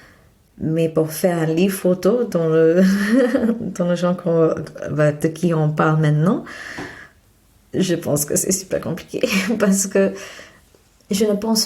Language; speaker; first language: French; non-native, fluent; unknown